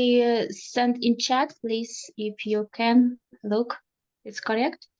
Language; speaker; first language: English; non-native, learner; Russian